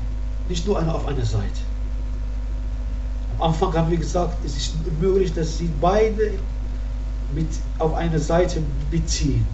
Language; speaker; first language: German; non-native, fluent; Arabic